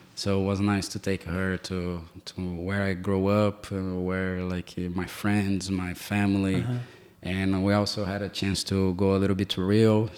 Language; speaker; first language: English; non-native, fluent; Portuguese